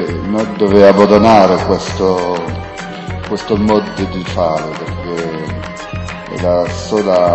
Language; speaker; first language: Italian; non-native, learner; French